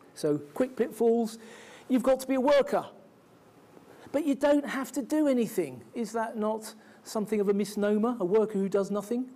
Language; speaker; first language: English; native; English